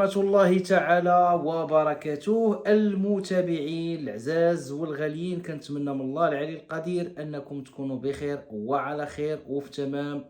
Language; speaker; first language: Arabic; native; Arabic